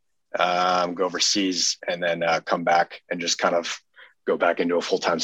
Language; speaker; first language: English; native; English